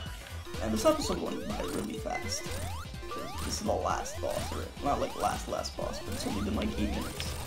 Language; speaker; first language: English; native; English